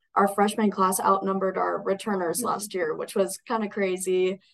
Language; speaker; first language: English; native; English